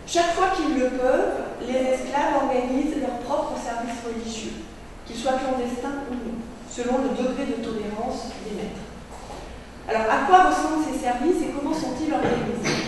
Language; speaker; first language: French; native; French